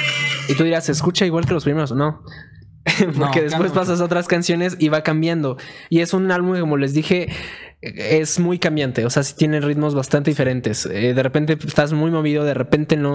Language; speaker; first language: Spanish; native; Spanish